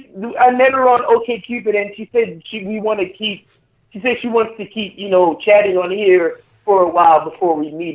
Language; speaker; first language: English; native; English